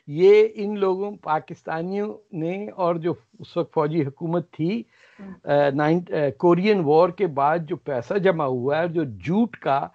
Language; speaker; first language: Urdu; native; Urdu